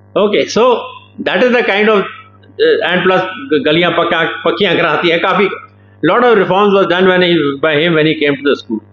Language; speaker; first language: Hindi; non-native, local second language; Punjabi